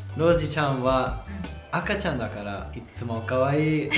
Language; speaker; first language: Japanese; non-native, learner; English